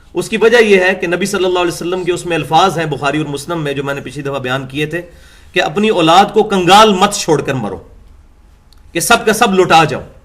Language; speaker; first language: Urdu; non-native, local second language; Punjabi